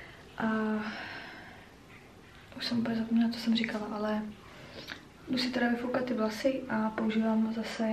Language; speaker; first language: Czech; native; Czech